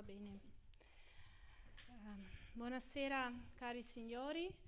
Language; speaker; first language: Italian; non-native, fluent; Ukrainian